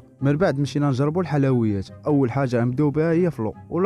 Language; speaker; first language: Arabic; native; Arabic